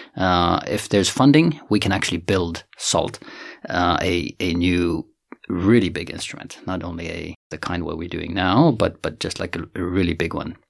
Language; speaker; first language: English; non-native, fluent; Finnish